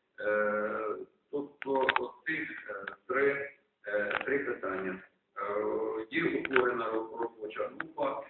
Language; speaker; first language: Ukrainian; native; Ukrainian